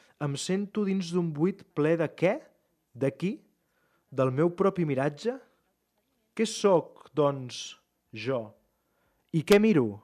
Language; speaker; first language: Catalan; native; Catalan